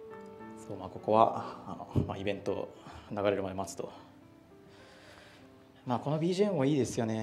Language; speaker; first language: Japanese; native; Japanese